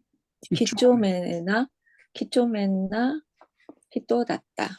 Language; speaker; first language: Japanese; non-native, learner; Korean